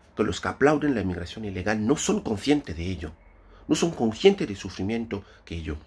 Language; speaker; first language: Spanish; non-native, fluent; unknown